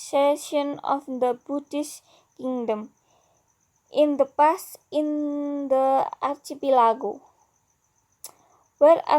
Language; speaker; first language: English; non-native, learner; Indonesian